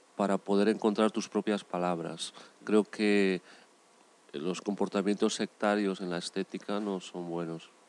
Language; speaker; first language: Spanish; native; Spanish